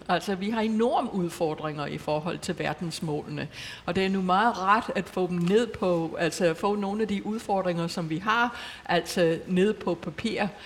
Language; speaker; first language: Danish; non-native, fluent; English